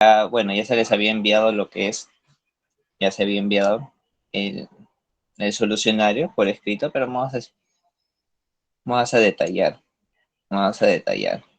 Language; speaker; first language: Spanish; native; Spanish